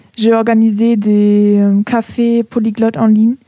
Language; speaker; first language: French; non-native, fluent; German